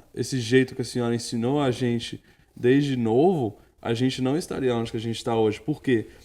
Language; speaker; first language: Portuguese; early bilingual, heritage; Portuguese